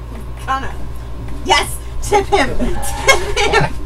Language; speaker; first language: English; native; English